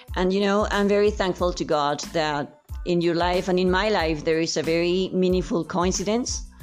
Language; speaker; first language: English; non-native, fluent; Spanish